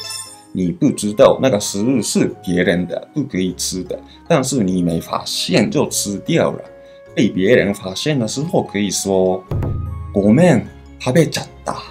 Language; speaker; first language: Chinese; non-native, fluent; Japanese